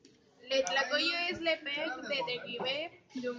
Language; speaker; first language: French; non-native, learner; Spanish